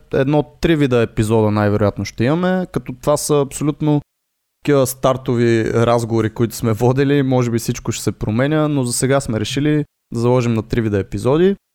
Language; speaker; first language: Bulgarian; native; Bulgarian